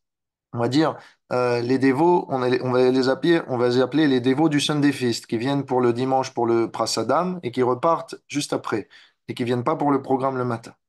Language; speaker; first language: French; native; French